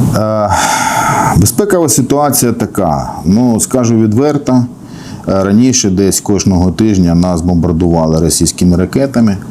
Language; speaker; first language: Ukrainian; non-native, local second language; Russian